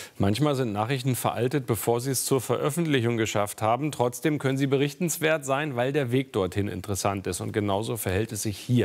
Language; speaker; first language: German; native; German